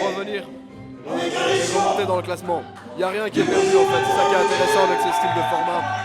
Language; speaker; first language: French; native; French